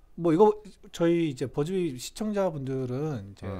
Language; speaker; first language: Korean; native; Korean